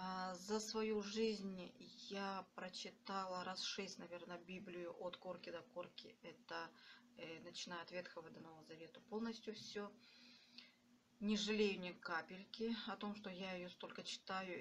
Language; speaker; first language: Russian; native; Russian